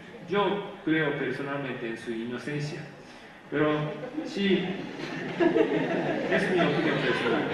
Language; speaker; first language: Spanish; non-native, fluent; Japanese